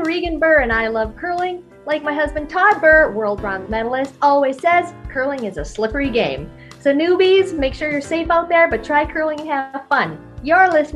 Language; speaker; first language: English; native; English